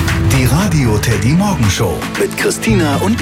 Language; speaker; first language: German; native; German